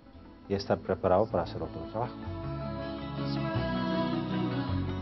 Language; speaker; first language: Spanish; non-native, fluent; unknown